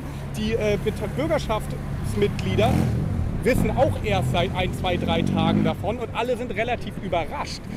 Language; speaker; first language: German; native; German